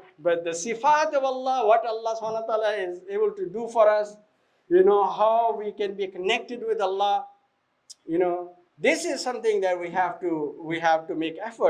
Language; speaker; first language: English; non-native, fluent; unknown